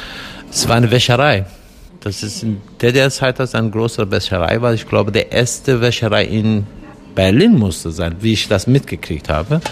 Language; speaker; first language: German; non-native, fluent; Turkish